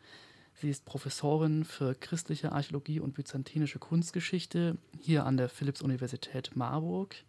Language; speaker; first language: German; native; German